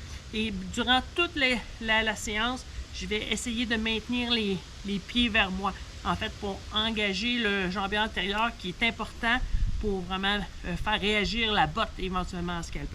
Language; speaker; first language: French; native; French